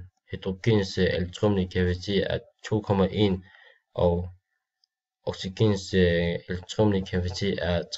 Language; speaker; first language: Danish; non-native, learner; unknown